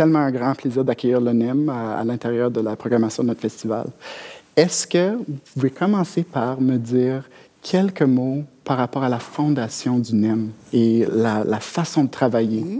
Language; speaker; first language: French; native; French